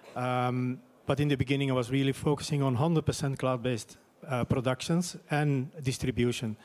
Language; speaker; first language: English; non-native, fluent; Dutch